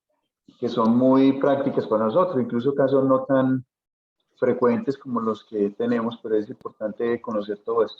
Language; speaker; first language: Spanish; native; Spanish